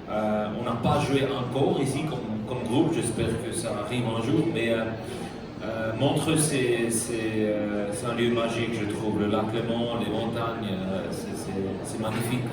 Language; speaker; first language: French; non-native, local second language; German